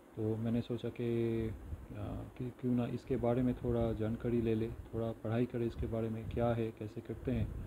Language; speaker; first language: Hindi; non-native, local second language; Bangla